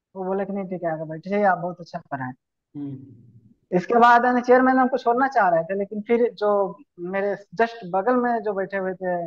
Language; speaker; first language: Hindi; native; Hindi